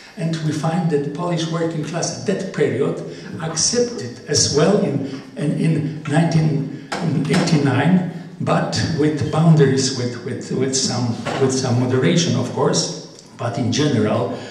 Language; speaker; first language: English; non-native, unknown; Polish